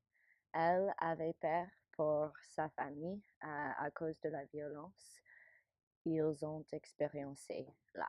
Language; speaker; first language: French; non-native, learner; English